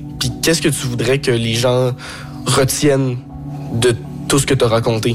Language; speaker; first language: French; native; French